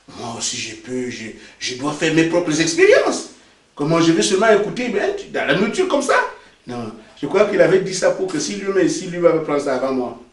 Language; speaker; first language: French; non-native, local second language; Basaa